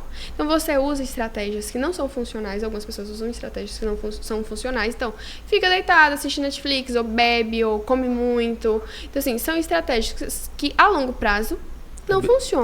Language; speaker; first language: Portuguese; native; Portuguese